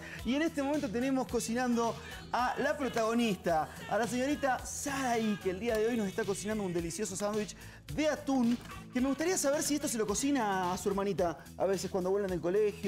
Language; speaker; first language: Spanish; native; Spanish